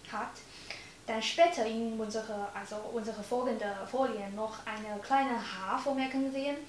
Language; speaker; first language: German; non-native, learner; Chinese